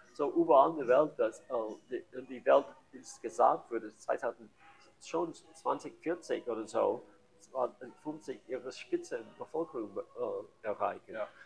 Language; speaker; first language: German; non-native, learner; English